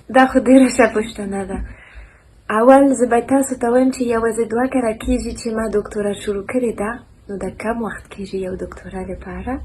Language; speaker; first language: Pashto; non-native, fluent; French